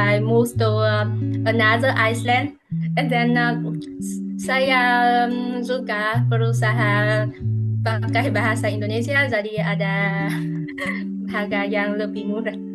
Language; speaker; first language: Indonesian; non-native, fluent; Vietnamese